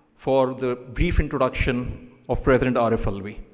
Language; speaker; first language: English; non-native, local second language; Urdu